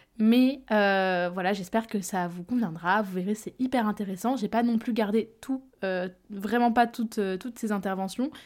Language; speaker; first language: French; native; French